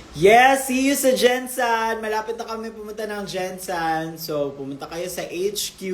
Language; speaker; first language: Filipino; native; Filipino